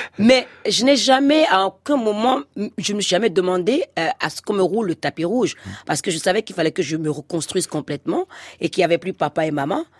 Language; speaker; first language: French; non-native, local second language; Fon